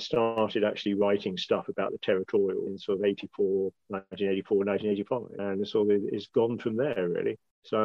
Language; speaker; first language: English; native; English